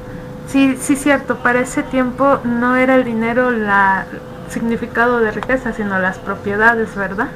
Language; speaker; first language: Spanish; native; Spanish